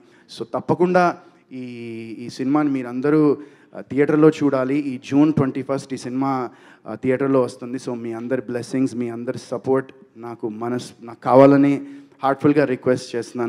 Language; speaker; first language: Telugu; native; Telugu